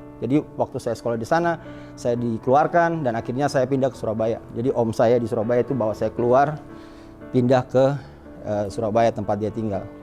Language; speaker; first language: Indonesian; native; Indonesian